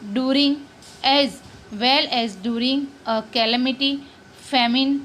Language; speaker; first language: English; non-native, local second language; Gujarati